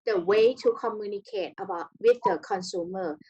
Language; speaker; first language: English; non-native, learner; Thai